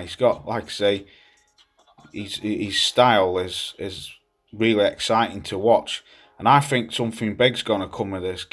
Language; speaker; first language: English; native; English